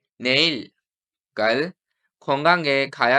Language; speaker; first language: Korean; non-native, fluent; Urdu